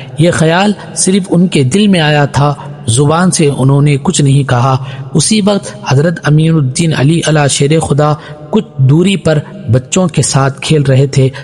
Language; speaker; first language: Urdu; native; Urdu